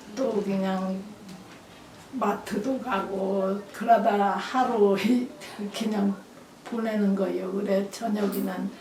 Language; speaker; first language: Korean; native; Korean